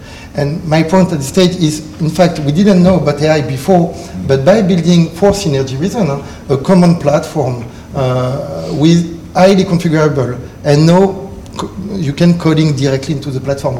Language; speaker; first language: English; non-native, learner; French